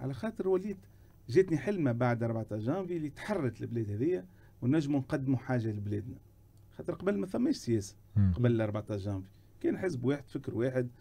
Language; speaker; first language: Arabic; native; Arabic